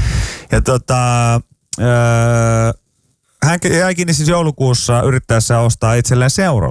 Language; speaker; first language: Finnish; native; Finnish